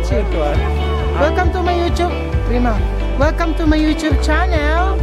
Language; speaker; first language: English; non-native, local second language; Filipino